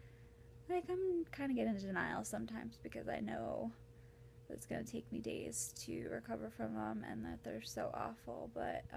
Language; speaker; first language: English; native; English